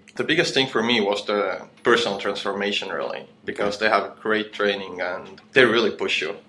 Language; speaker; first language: English; non-native, fluent; Estonian